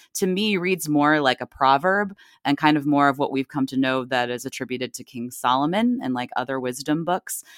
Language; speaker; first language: English; native; English